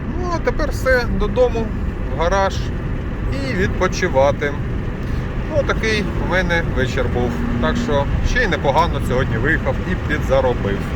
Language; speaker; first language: Ukrainian; non-native, local second language; Russian